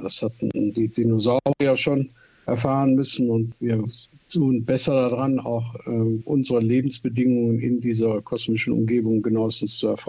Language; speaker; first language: German; native; German